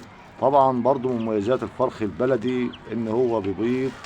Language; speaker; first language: Arabic; native; Arabic